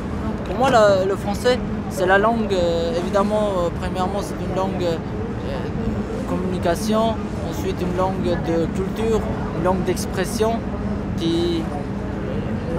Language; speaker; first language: French; non-native, fluent; Albanian